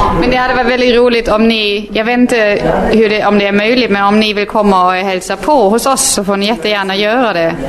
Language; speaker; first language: Swedish; native; Swedish